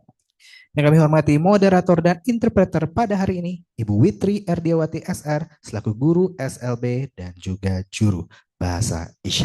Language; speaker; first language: Indonesian; native; Indonesian